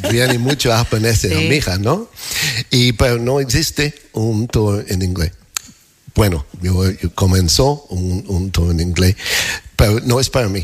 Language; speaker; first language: Spanish; non-native, learner; English